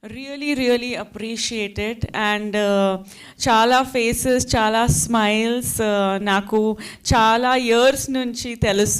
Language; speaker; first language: Telugu; non-native, fluent; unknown